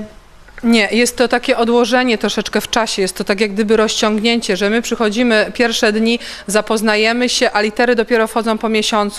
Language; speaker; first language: Polish; native; Polish